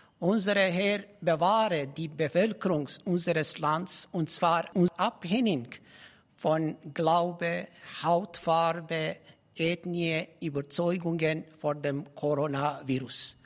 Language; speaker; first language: German; non-native, fluent; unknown